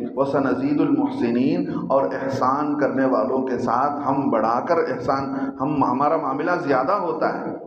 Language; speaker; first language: Urdu; native; Urdu